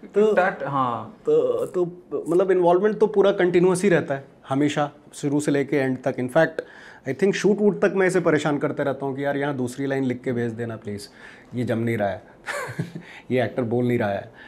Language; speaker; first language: Hindi; native; Hindi